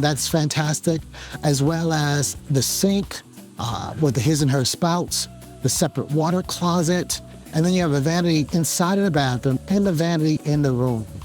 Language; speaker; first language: English; native; English